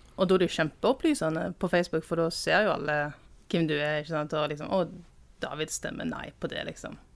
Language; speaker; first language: Norwegian; native; Norwegian